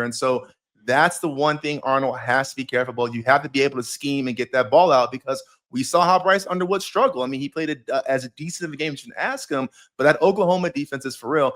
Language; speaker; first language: English; native; English